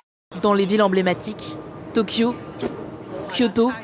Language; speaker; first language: French; native; French